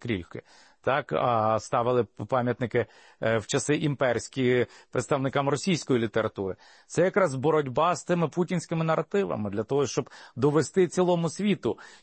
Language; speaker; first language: Ukrainian; native; Ukrainian